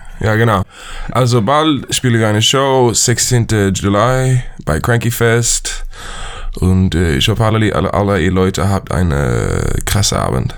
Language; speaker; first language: German; non-native, learner; Swedish